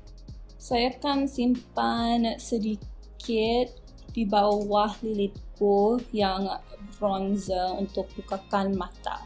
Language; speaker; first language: Indonesian; non-native, local second language; English